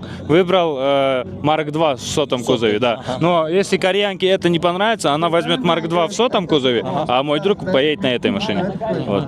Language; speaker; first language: Russian; native; Russian